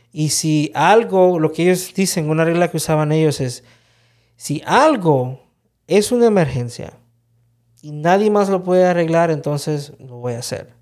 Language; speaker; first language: Spanish; early bilingual, heritage; Spanish